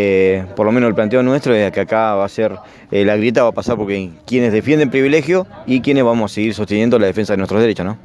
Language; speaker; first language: Spanish; native; Spanish